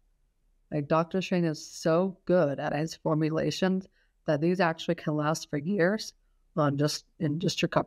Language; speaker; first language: English; native; English